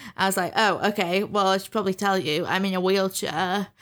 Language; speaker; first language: English; native; English